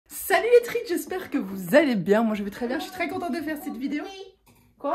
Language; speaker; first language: French; native; French